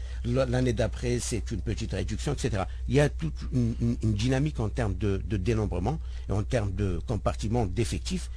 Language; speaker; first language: French; non-native, local second language; Arabic